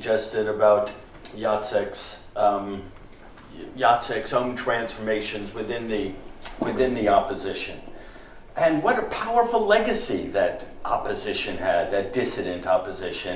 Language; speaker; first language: English; native; English